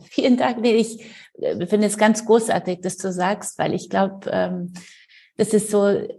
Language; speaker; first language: German; non-native, fluent; Polish